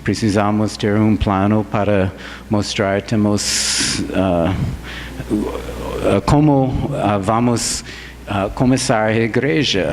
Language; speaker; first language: Portuguese; non-native, fluent; English